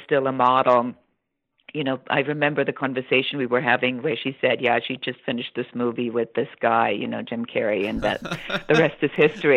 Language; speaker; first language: English; non-native, fluent; German